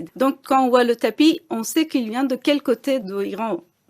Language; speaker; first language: French; non-native, fluent; Persian